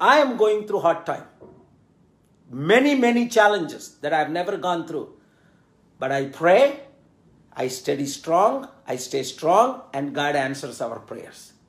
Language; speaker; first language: English; non-native, local second language; Telugu